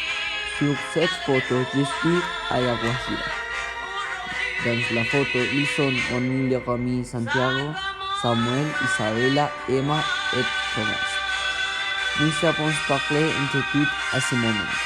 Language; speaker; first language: French; non-native, learner; Spanish